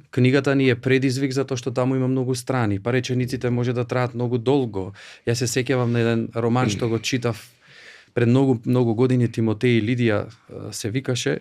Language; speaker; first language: Macedonian; native; Macedonian